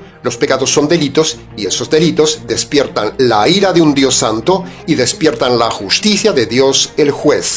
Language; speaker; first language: Spanish; native; Spanish